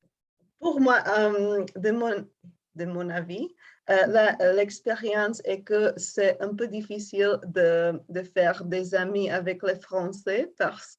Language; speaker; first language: French; non-native, fluent; Czech